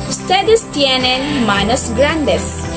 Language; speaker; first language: Spanish; non-native, learner; Filipino